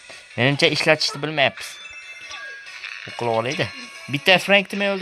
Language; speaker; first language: Turkish; non-native, learner; Uzbek